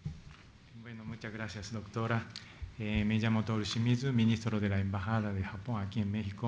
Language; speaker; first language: Spanish; non-native, fluent; Japanese